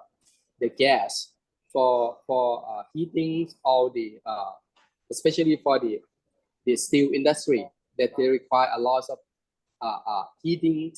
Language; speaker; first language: English; non-native, learner; Thai